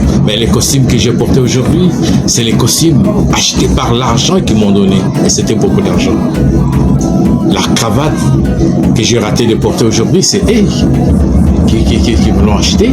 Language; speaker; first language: French; non-native, local second language; Luba-Lulua